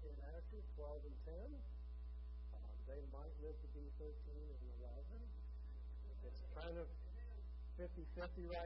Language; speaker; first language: English; native; English